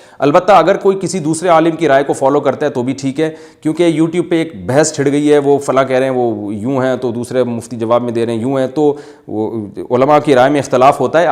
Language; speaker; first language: Urdu; native; Urdu